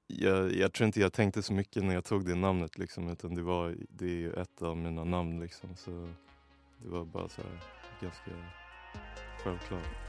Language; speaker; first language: Swedish; native; Swedish